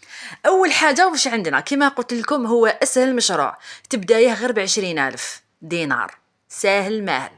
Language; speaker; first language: Arabic; native; Arabic